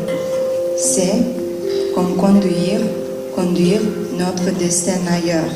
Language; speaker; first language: French; non-native, learner; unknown